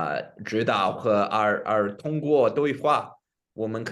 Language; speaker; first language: Chinese; non-native, fluent; English